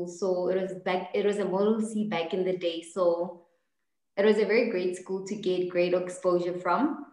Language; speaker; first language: English; non-native, local second language; Tswana